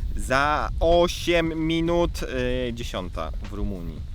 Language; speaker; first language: Polish; native; Polish